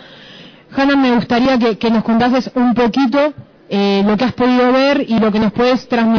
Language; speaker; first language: Spanish; native; Spanish